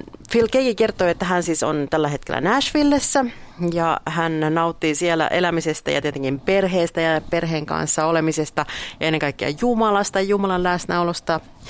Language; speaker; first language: Finnish; native; Finnish